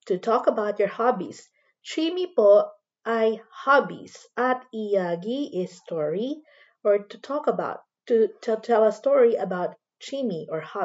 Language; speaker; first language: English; non-native, local second language; Filipino